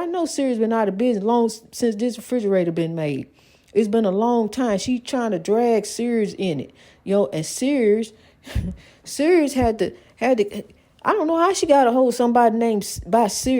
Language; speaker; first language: English; native; English